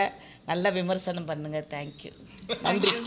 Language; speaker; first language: Tamil; native; Tamil